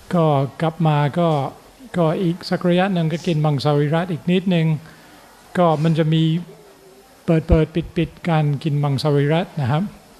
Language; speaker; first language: Thai; non-native, fluent; English